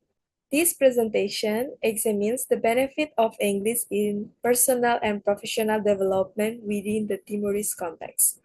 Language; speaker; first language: English; non-native, learner; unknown